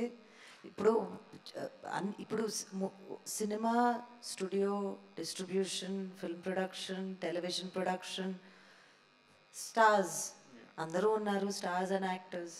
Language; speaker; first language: Telugu; native; Telugu